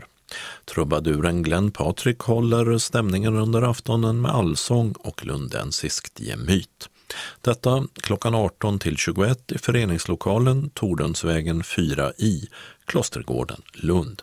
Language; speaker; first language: Swedish; native; Swedish